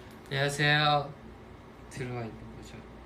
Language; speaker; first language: Korean; non-native, fluent; Japanese